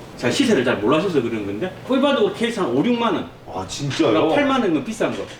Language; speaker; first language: Korean; native; Korean